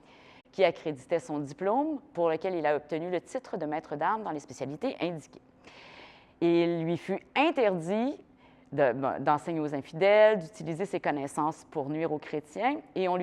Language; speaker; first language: French; native; French